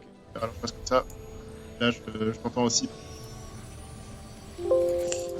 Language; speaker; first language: French; native; French